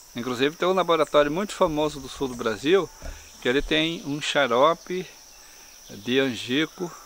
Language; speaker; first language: Portuguese; native; Portuguese